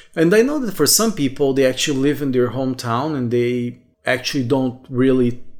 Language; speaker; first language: English; non-native, fluent; Portuguese